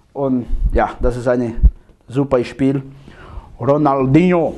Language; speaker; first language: German; non-native, learner; Portuguese